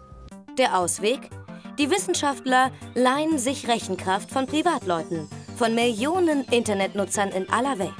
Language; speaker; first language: German; native; German